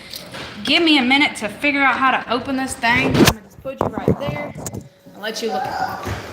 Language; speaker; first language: English; native; English